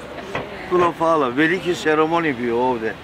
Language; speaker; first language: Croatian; early bilingual, heritage; Turkish